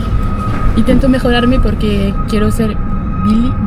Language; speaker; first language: Spanish; non-native, learner; French